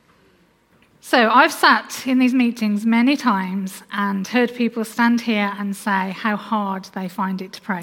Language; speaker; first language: English; native; English